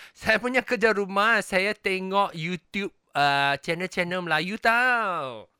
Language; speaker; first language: Malay; non-native, local second language; Chinese